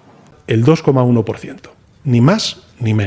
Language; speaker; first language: Spanish; native; Spanish